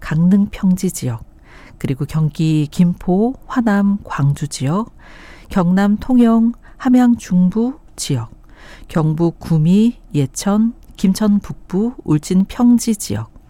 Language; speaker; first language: Korean; native; Korean